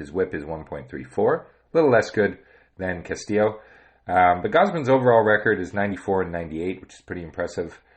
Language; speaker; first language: English; native; English